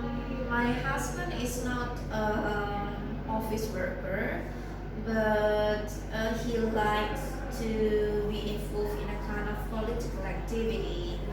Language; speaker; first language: English; non-native, fluent; Indonesian